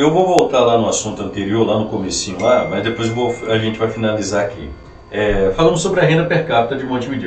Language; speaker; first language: Portuguese; native; Portuguese